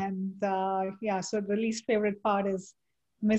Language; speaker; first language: English; non-native, local second language; Kannada